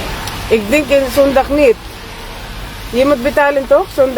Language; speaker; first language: Dutch; non-native, learner; Filipino